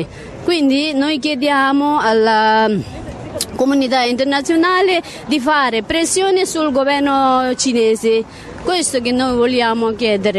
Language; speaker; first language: Italian; non-native, learner; Tibetan